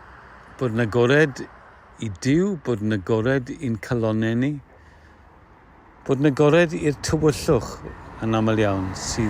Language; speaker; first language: Welsh; native; Welsh